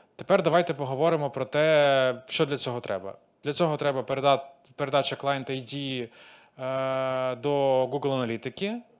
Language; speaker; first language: Ukrainian; non-native, local second language; Russian